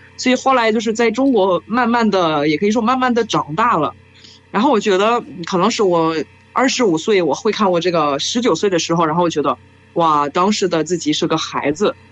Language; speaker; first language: Chinese; non-native, fluent; French